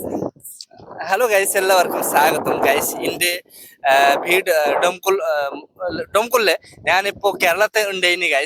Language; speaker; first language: Malayalam; non-native, local second language; Bangla